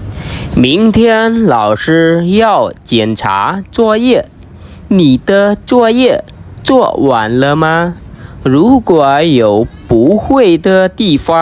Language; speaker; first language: Chinese; non-native, fluent; Khmer